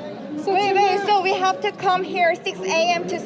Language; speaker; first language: English; non-native, learner; Korean